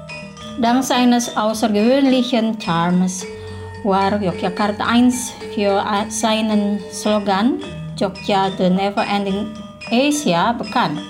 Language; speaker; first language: German; non-native, fluent; Indonesian